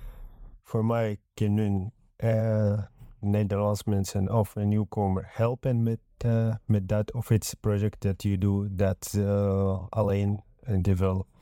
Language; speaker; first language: Dutch; non-native, learner; Arabic